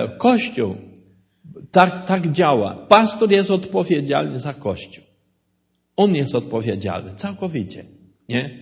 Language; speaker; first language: Polish; non-native, learner; Portuguese